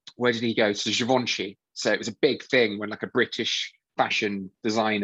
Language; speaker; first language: English; native; English